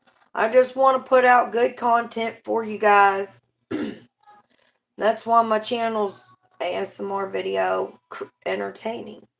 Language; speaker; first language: English; native; English